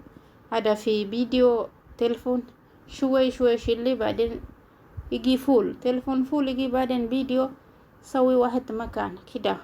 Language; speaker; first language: Arabic; non-native, learner; Oromo